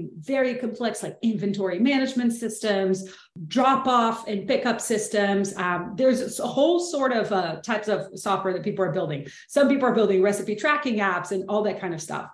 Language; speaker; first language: English; non-native, fluent; Portuguese